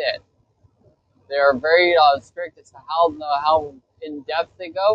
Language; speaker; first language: English; native; English